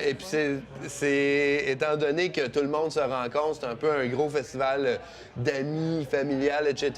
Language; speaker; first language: French; native; French